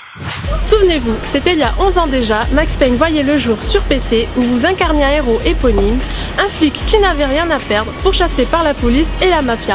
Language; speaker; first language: French; native; French